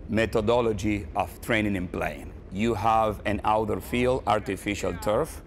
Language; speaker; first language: English; non-native, fluent; Spanish